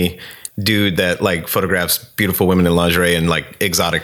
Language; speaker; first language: English; native; English